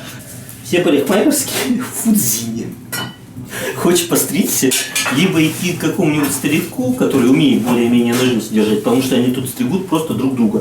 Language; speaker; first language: Russian; native; Russian